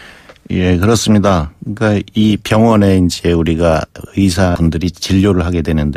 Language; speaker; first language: Korean; native; Korean